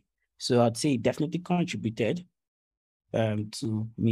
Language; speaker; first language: English; non-native, local second language; Ibibio